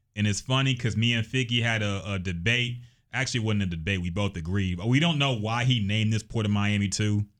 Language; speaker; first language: English; native; English